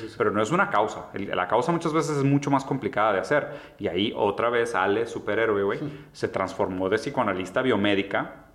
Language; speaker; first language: Spanish; early bilingual, other home language; Portuguese